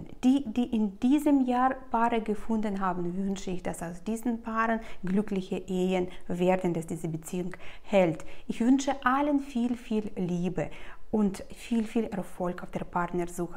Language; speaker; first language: German; non-native, fluent; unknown